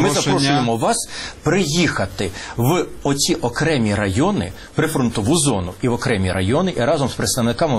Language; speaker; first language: Ukrainian; native; Ukrainian